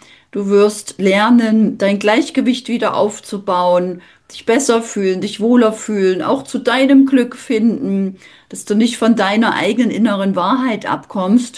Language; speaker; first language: German; native; German